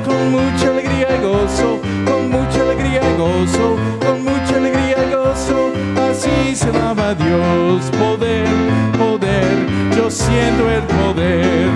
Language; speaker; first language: Spanish; non-native, fluent; English